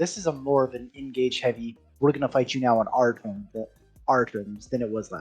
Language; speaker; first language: English; native; English